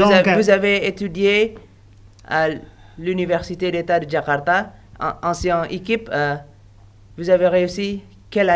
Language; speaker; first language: French; non-native, fluent; Indonesian